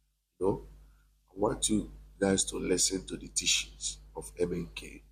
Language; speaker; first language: English; non-native, local second language; Igbo